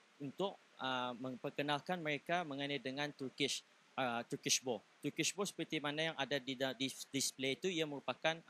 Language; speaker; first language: Malay; native; Malay